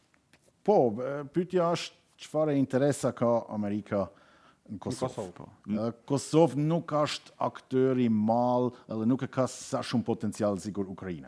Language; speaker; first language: Albanian; non-native, learner; German